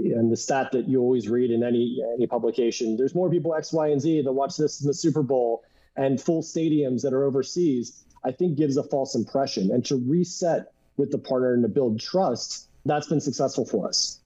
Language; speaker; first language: English; native; English